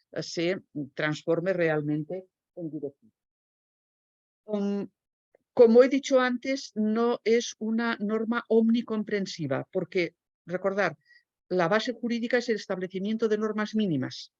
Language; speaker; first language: Spanish; native; Spanish